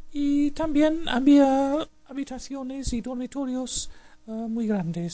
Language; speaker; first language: Spanish; non-native, learner; English